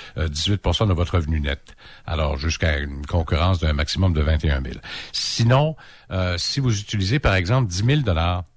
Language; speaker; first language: French; native; French